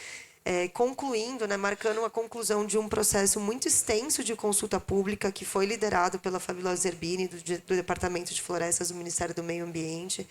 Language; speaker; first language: Portuguese; native; Portuguese